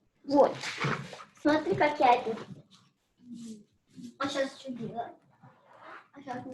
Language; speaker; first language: Russian; early bilingual, heritage; Russian